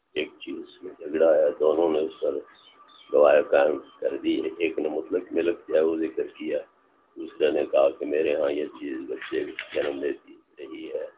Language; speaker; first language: Urdu; non-native, local second language; Punjabi